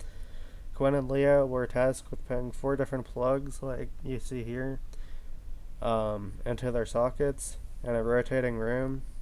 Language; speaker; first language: English; native; English